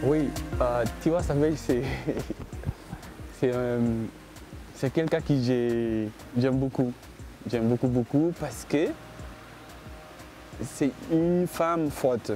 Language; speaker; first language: French; non-native, learner; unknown